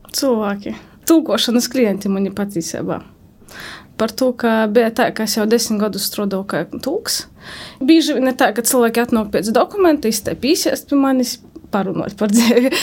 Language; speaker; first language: Latvian; native; Latvian